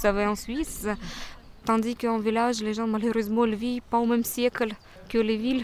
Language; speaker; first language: French; non-native, fluent; Russian